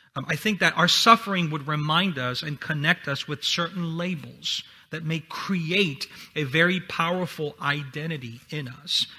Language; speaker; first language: English; non-native, fluent; Spanish